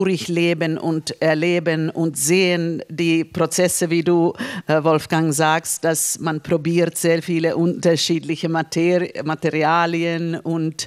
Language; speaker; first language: German; non-native, fluent; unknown